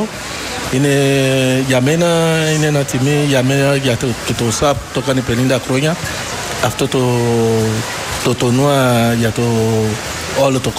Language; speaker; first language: Greek; non-native, local second language; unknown